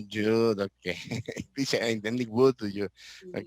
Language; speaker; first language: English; non-native, learner; Spanish